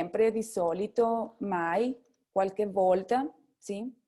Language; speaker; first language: Italian; non-native, fluent; Spanish